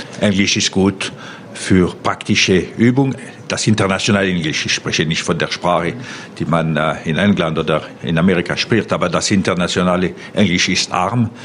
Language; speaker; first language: German; non-native, local second language; French